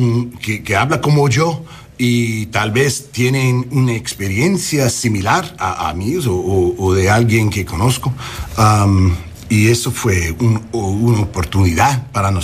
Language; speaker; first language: Spanish; non-native, learner; English